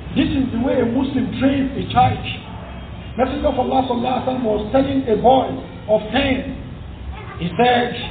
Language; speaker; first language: English; non-native, local second language; Yoruba